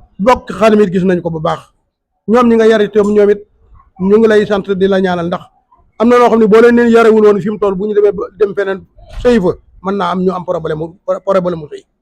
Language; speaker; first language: Wolof; native; Wolof